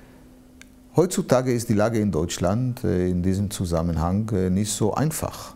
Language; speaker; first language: German; non-native, fluent; Hebrew